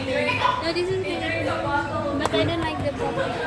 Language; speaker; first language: English; non-native, learner; Serbian